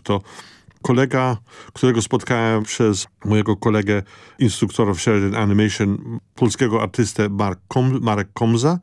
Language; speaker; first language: Polish; early bilingual, heritage; Polish